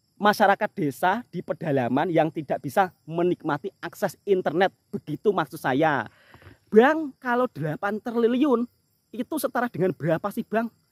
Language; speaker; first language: Indonesian; native; Indonesian